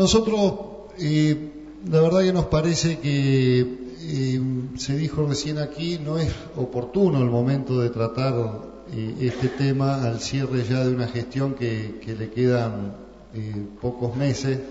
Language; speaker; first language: Spanish; native; Spanish